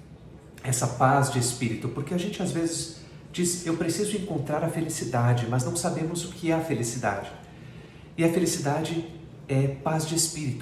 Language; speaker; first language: Portuguese; native; Portuguese